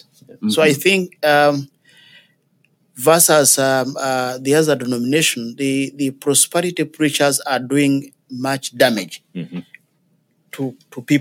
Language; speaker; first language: English; non-native, local second language; Ganda